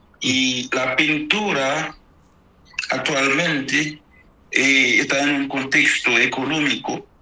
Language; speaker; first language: Spanish; non-native, fluent; Haitian Creole